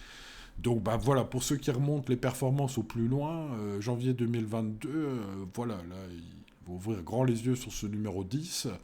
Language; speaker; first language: French; native; French